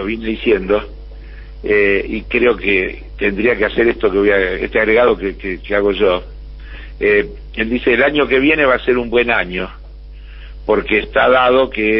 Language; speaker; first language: Spanish; native; Spanish